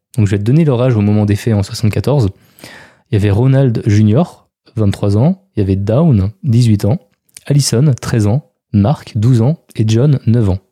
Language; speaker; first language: French; native; French